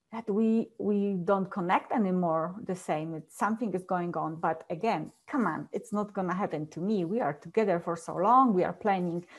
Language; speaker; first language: English; non-native, fluent; Polish